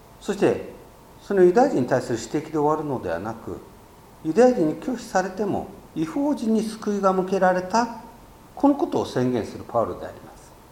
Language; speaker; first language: Japanese; native; Japanese